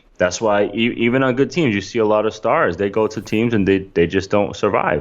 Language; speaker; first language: English; native; English